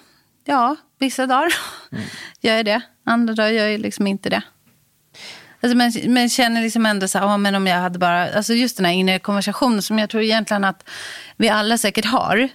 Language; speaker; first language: Swedish; native; Swedish